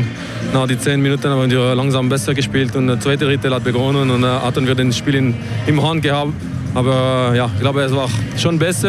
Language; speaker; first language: German; non-native, local second language; French